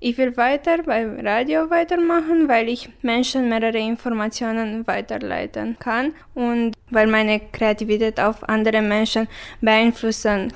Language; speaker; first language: German; non-native, learner; Romanian